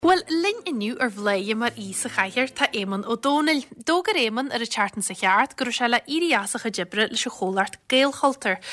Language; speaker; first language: Irish; native; Irish